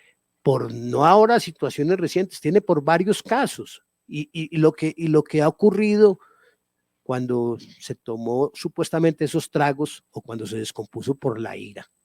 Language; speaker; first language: Spanish; native; Spanish